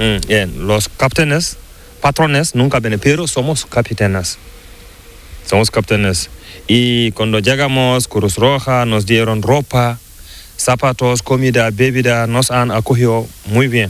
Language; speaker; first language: Spanish; non-native, learner; Fula